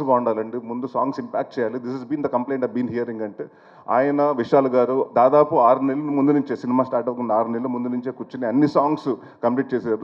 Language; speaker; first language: Telugu; native; Telugu